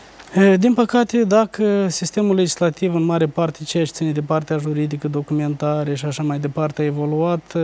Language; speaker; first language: Romanian; native; Romanian